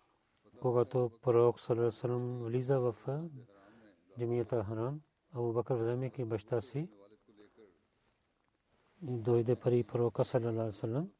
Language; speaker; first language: Bulgarian; non-native, learner; Urdu